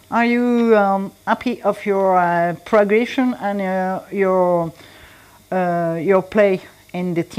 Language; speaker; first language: English; non-native, learner; French